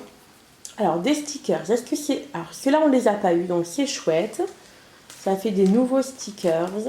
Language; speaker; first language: French; native; French